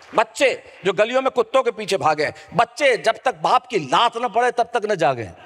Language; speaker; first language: Hindi; native; Hindi